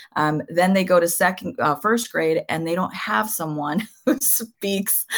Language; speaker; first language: English; early bilingual, other home language; Spanish